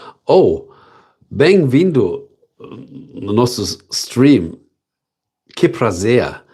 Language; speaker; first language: Portuguese; non-native, learner; German